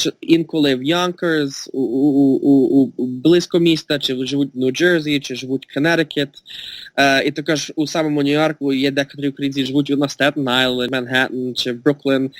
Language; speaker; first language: Ukrainian; early bilingual, heritage; Ukrainian